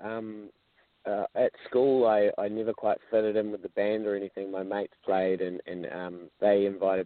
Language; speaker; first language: English; native; English